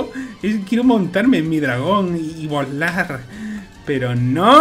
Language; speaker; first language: Spanish; native; Spanish